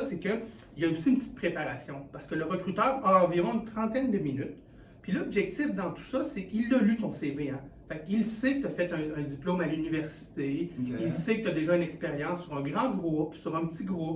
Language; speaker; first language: French; native; French